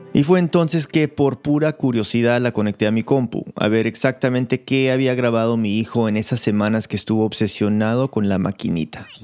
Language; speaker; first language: Spanish; early bilingual, heritage; Spanish